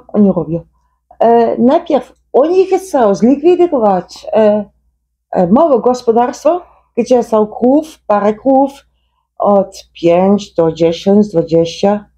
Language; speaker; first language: Polish; non-native, learner; Dutch